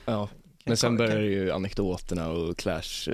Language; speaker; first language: Swedish; native; Swedish